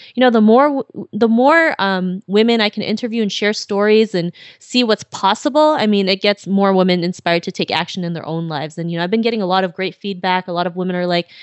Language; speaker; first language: English; early bilingual, other home language; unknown